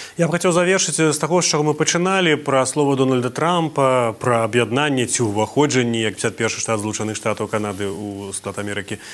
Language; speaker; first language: Belarusian; native; Belarusian